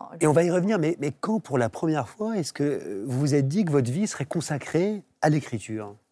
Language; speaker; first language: French; native; French